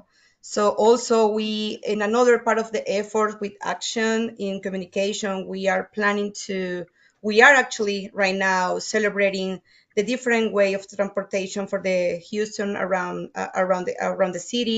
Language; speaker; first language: English; non-native, fluent; Spanish